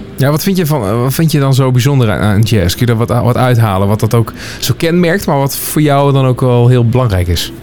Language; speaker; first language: Dutch; native; Dutch